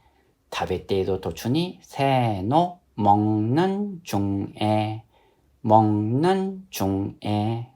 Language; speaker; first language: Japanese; non-native, fluent; Korean